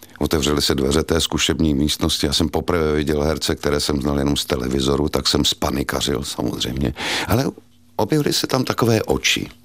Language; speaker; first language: Czech; native; Czech